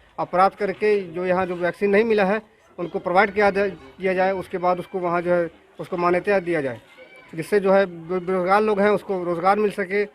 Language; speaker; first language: Hindi; native; Hindi